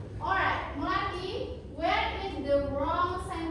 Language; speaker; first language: English; non-native, learner; Indonesian